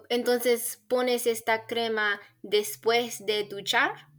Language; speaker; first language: Spanish; non-native, learner; English